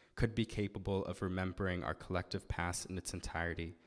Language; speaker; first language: English; native; English